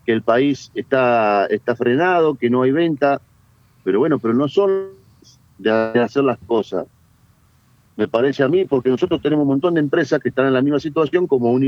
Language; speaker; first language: Spanish; native; Spanish